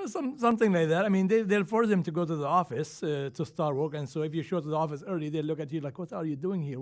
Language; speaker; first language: English; non-native, fluent; Greek